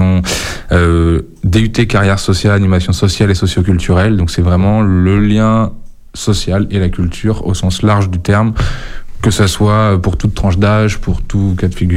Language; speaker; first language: French; native; French